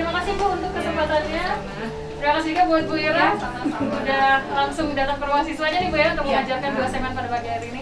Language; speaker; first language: Indonesian; native; Indonesian